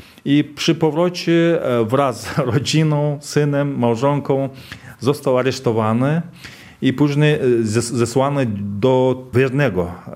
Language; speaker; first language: Polish; non-native, fluent; Kazakh